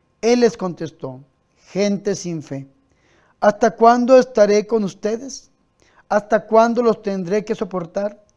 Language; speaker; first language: Spanish; native; Spanish